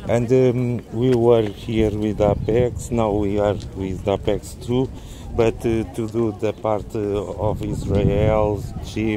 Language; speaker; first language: English; non-native, learner; Portuguese